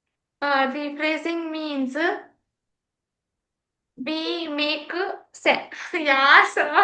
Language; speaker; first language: English; non-native, learner; Hindi